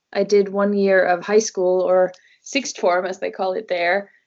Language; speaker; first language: English; non-native, fluent; Norwegian